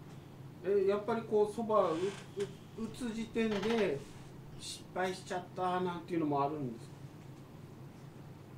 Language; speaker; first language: Japanese; native; Japanese